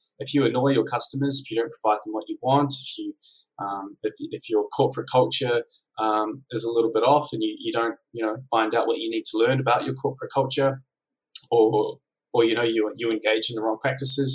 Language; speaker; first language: English; native; English